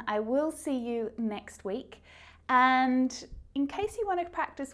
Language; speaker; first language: English; native; English